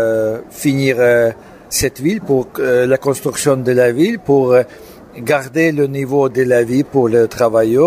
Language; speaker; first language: French; non-native, fluent; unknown